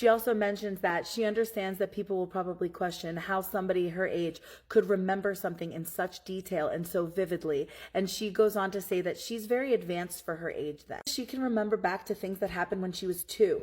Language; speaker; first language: English; native; English